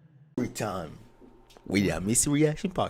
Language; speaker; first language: English; native; English